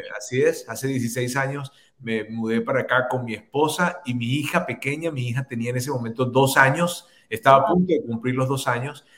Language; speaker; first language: Spanish; native; Spanish